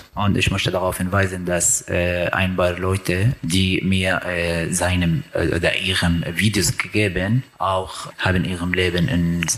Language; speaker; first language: German; non-native, learner; Arabic